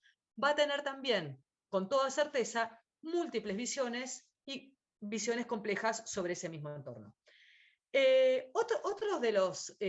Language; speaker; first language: Spanish; native; Spanish